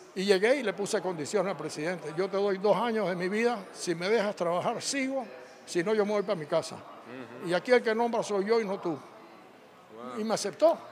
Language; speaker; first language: Spanish; native; Spanish